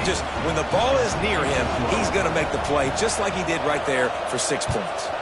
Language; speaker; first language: English; native; English